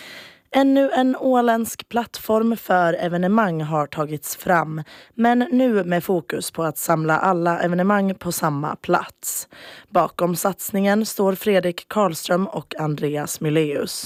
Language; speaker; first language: Swedish; native; Swedish